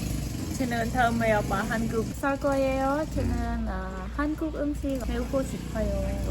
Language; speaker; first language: Korean; non-native, learner; Khmer